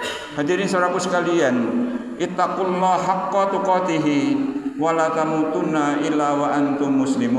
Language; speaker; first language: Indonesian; native; Indonesian